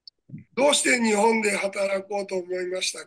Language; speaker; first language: Japanese; non-native, fluent; Bangla